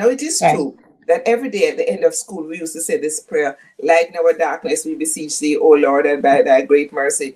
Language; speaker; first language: English; non-native, local second language; Jamaican Creole English